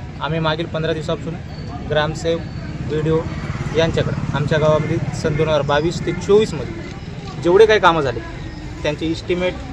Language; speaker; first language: Marathi; native; Marathi